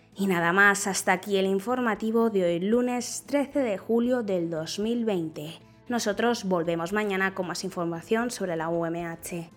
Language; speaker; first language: Spanish; native; Spanish